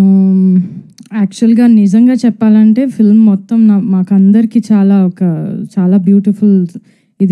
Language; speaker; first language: Telugu; non-native, fluent; Tamil